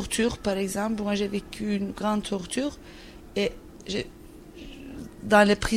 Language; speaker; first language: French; non-native, fluent; Turkish